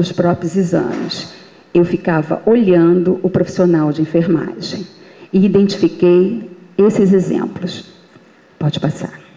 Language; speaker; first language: Portuguese; native; Portuguese